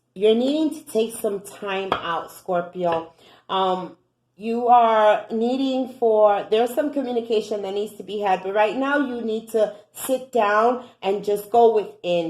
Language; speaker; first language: English; native; English